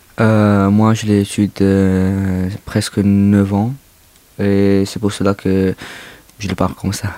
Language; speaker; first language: French; non-native, learner; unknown